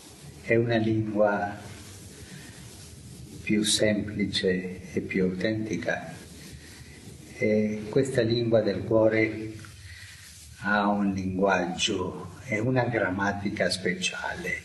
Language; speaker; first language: Italian; non-native, fluent; Spanish